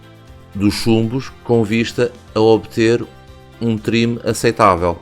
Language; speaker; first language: Portuguese; native; Portuguese